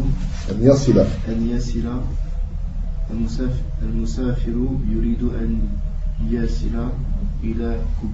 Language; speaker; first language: Arabic; non-native, learner; French